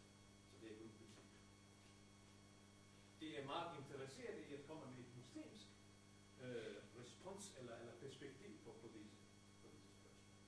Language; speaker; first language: Danish; non-native, fluent; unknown